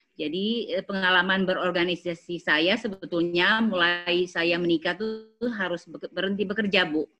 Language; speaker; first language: Indonesian; native; Indonesian